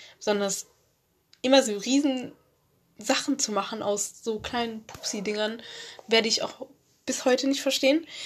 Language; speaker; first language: German; early bilingual, other home language; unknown